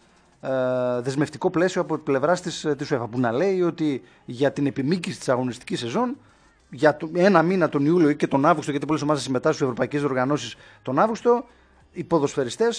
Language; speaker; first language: Greek; native; Greek